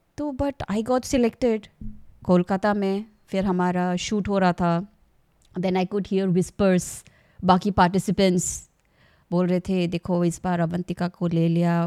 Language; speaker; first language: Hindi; non-native, local second language; Assamese